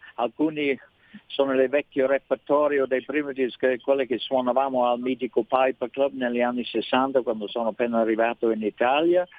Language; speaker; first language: Italian; non-native, fluent; English